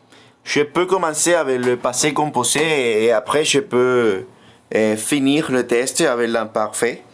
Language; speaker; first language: French; non-native, fluent; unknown